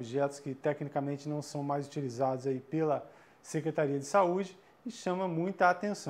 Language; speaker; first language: Portuguese; native; Portuguese